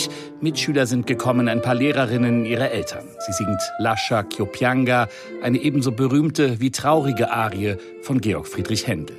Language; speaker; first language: German; native; German